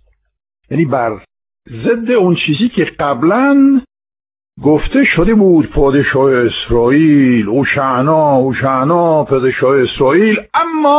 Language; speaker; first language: Persian; non-native, fluent; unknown